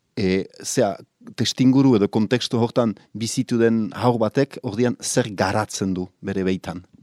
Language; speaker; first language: Basque; native; Basque